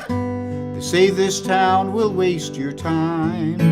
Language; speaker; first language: English; native; English